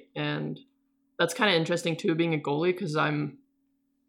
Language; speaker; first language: English; non-native, fluent; Swedish